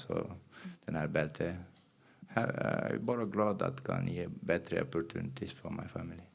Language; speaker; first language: Swedish; non-native, fluent; Chechen